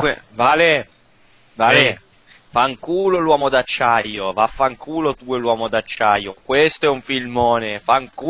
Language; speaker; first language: Italian; native; Italian